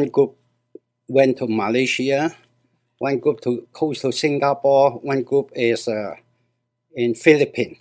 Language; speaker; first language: English; non-native, learner; Cantonese